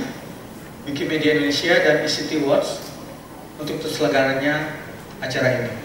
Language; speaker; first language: Indonesian; native; Indonesian